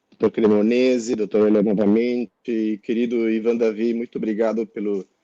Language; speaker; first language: Portuguese; non-native, fluent; Spanish